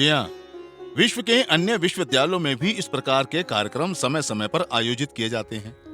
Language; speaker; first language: Hindi; native; Hindi